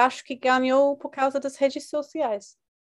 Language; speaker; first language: Portuguese; non-native, fluent; English